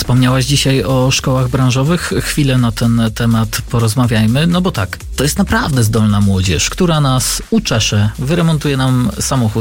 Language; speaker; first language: Polish; native; Polish